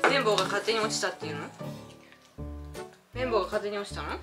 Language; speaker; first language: Japanese; native; Japanese